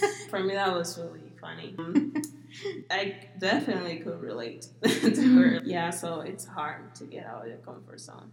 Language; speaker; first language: English; non-native, local second language; Spanish